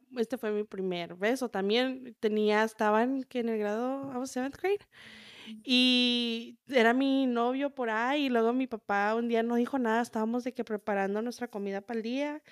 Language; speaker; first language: Spanish; early bilingual, heritage; Spanish